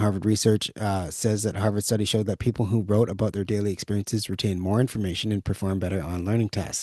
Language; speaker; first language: English; native; English